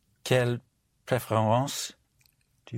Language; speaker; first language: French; non-native, learner; English